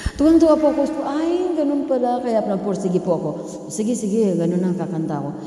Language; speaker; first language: Filipino; non-native, local second language; Cebuano